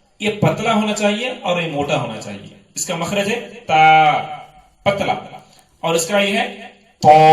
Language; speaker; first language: Urdu; native; Urdu